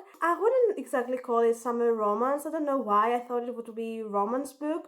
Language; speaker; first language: English; non-native, fluent; Greek